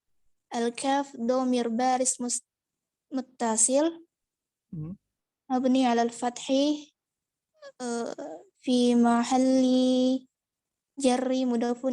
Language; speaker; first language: Arabic; non-native, learner; Indonesian